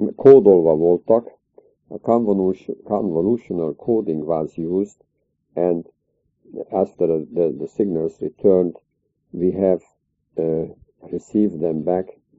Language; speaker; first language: English; non-native, fluent; Hungarian